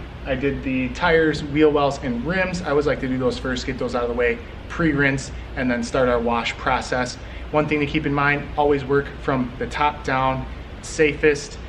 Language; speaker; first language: English; native; English